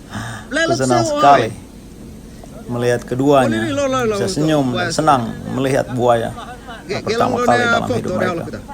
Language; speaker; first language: Indonesian; non-native, local second language; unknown